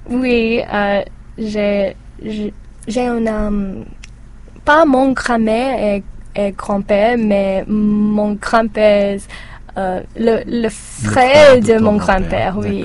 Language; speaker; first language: French; non-native, learner; English